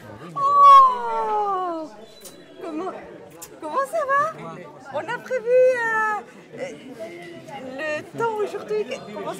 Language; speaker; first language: French; non-native, local second language; Arabic